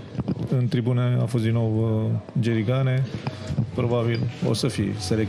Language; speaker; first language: Romanian; native; Romanian